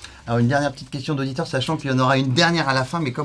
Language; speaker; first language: French; native; French